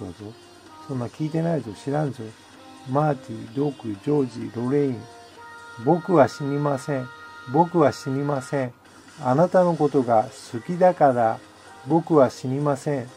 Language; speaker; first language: Japanese; native; Japanese